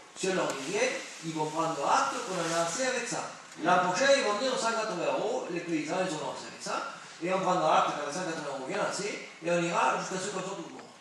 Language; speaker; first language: French; native; French